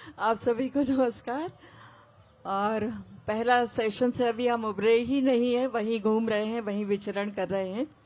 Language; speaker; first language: Hindi; native; Hindi